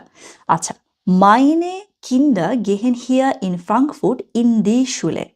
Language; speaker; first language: German; non-native, fluent; Bangla